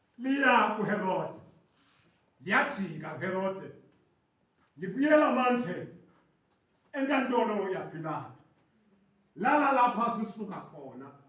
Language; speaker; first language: Zulu; non-native, local second language; Swati